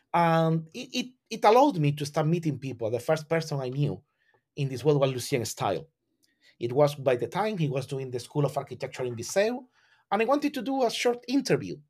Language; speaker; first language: English; non-native, fluent; Spanish